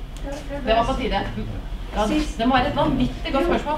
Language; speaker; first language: Norwegian; native; Norwegian